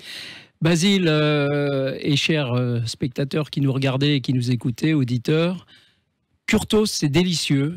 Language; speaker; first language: French; native; French